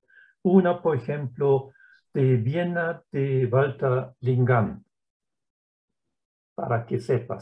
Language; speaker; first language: Spanish; non-native, fluent; German